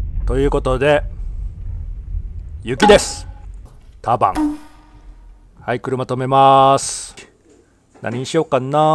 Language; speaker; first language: Japanese; native; Japanese